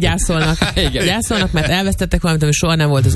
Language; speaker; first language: Hungarian; native; Hungarian